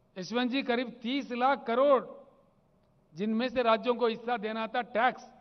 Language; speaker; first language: Hindi; non-native, local second language; Telugu